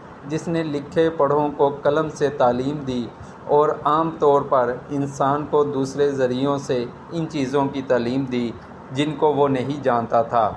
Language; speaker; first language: Urdu; native; Urdu